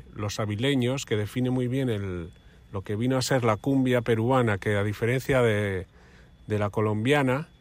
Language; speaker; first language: Spanish; native; Spanish